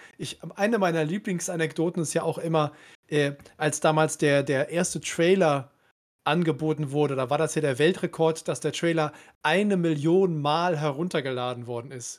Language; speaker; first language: German; native; German